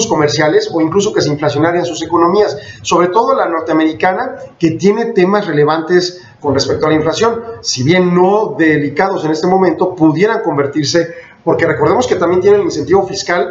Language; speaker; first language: Spanish; native; Spanish